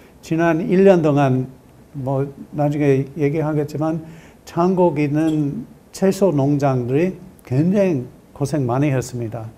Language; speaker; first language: Korean; non-native, learner; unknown